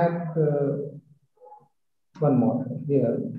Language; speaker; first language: English; non-native, learner; Malayalam